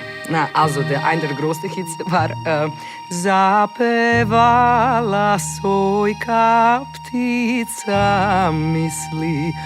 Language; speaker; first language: German; non-native, fluent; Serbian